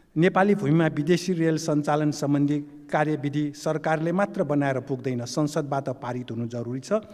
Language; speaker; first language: Nepali; non-native, local second language; Newari